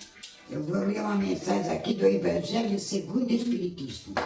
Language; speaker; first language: Portuguese; native; Portuguese